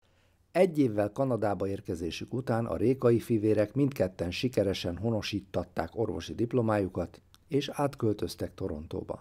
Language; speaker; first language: Hungarian; native; Hungarian